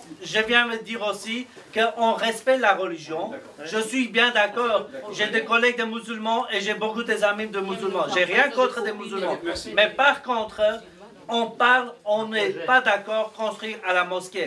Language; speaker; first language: French; non-native, fluent; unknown